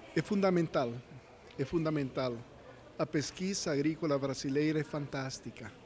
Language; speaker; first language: Portuguese; non-native, fluent; Spanish